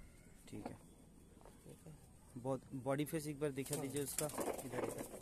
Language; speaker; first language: Hindi; non-native, local second language; Bangla